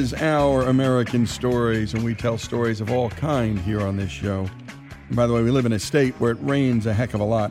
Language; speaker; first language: English; native; English